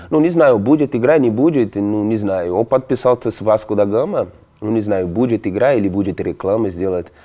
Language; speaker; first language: Russian; non-native, fluent; Portuguese